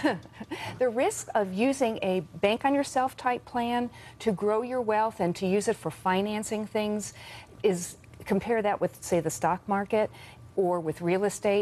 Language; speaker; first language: English; native; English